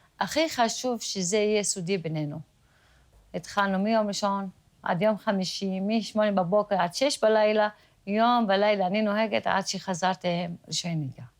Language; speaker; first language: Hebrew; non-native, local second language; Arabic